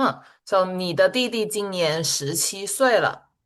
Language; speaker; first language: Chinese; non-native, fluent; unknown